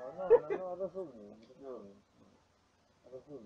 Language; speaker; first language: Polish; non-native, learner; Ukrainian